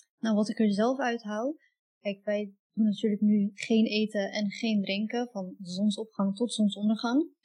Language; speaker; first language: Dutch; early bilingual, other home language; Arabic